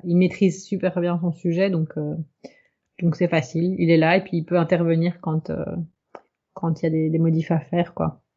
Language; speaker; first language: French; native; French